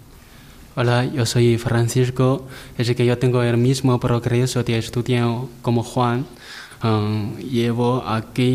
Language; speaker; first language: Spanish; non-native, learner; Chinese